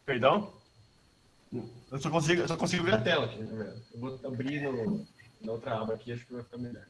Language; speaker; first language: Portuguese; native; Portuguese